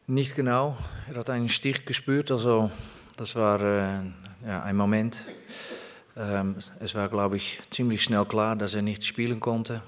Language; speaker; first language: German; non-native, fluent; Dutch